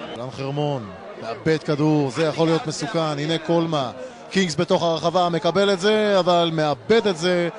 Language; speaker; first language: Hebrew; native; Hebrew